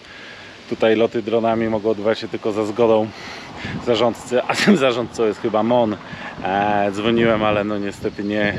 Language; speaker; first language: Polish; native; Polish